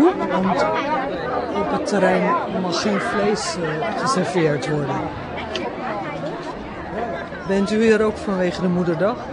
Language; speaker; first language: Dutch; native; Dutch